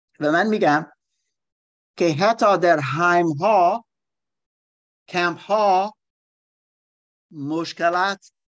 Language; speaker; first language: Persian; non-native, learner; German